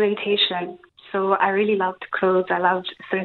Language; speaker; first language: English; non-native, local second language; Xhosa